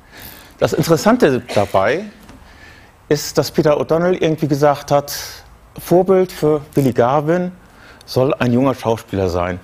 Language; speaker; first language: German; native; German